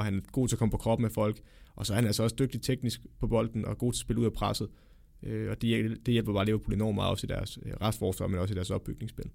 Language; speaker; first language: Danish; native; Danish